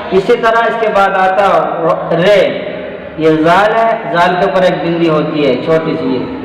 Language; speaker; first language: Urdu; native; Urdu